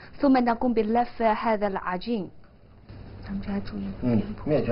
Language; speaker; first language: Arabic; non-native, fluent; Chinese